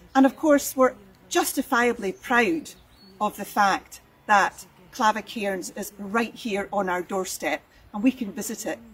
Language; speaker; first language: English; native; English